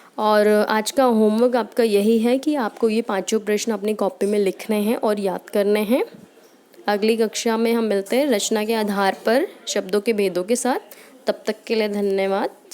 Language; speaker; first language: Hindi; native; Hindi